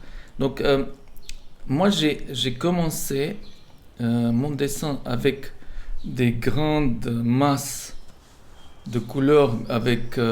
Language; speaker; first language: French; non-native, fluent; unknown